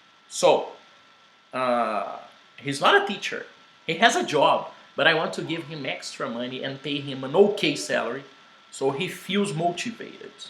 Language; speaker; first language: English; non-native, fluent; Portuguese